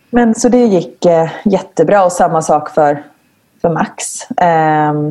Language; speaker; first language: Swedish; native; Swedish